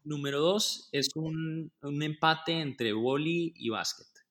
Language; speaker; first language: Spanish; native; Spanish